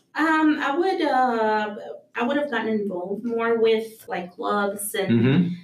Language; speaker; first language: English; early bilingual, other home language; Spanish